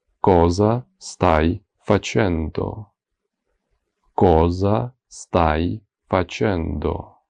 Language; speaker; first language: Italian; non-native, fluent; Ukrainian